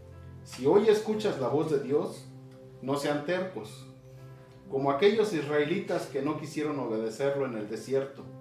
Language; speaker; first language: Spanish; native; Spanish